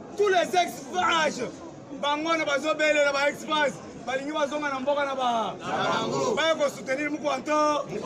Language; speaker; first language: Lingala; non-native, local second language; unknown